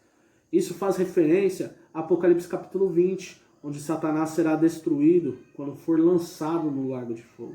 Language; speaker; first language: Portuguese; native; Portuguese